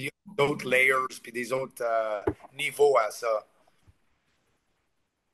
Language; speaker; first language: French; non-native, local second language; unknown